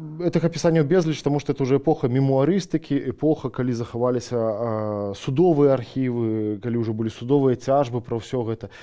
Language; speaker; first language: Belarusian; non-native, local second language; Russian